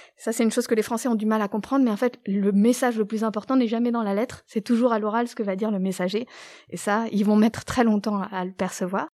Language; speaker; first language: French; native; French